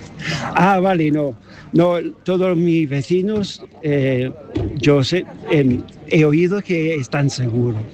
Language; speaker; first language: Spanish; non-native, fluent; English